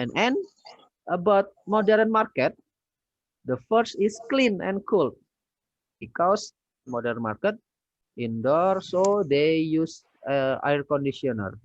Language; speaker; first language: English; non-native, fluent; Indonesian